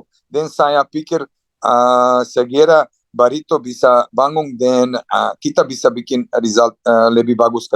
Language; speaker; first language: Indonesian; non-native, fluent; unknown